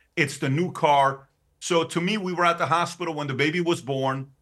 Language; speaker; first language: English; early bilingual, other home language; Persian